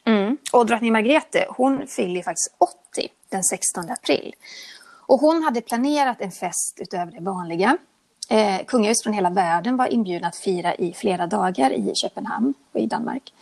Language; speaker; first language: Swedish; native; Swedish